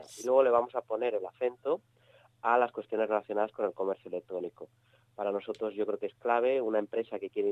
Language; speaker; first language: Spanish; native; Spanish